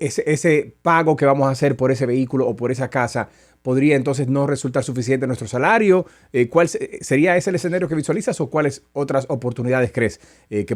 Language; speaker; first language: Spanish; native; Spanish